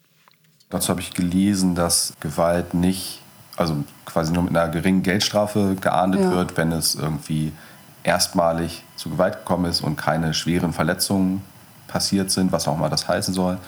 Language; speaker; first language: German; native; German